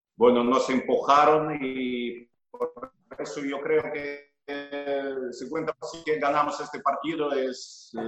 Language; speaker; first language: Spanish; non-native, fluent; Russian